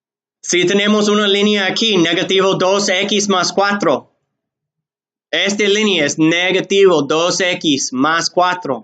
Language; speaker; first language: Spanish; non-native, learner; English